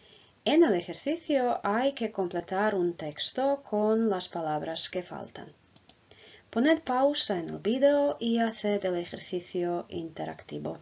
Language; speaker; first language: Spanish; non-native, fluent; Croatian